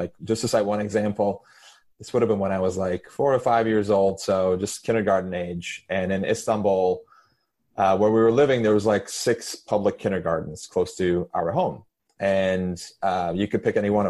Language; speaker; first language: English; non-native, fluent; Turkish